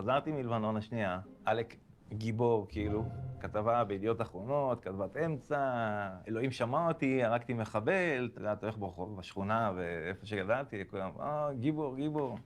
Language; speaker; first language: Hebrew; native; Hebrew